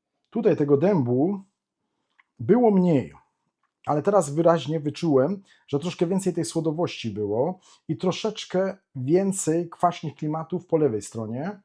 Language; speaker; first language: Polish; native; Polish